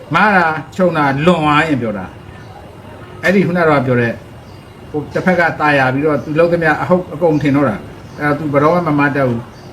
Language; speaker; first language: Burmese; native; Burmese